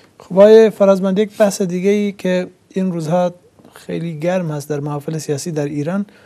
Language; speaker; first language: Persian; non-native, local second language; Central Kurdish